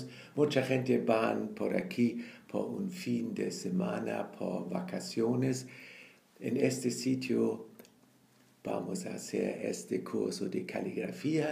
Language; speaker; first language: Spanish; non-native, learner; German